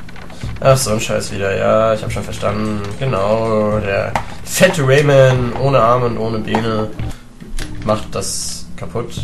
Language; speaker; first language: German; native; German